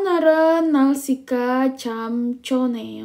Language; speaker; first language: Korean; non-native, fluent; Indonesian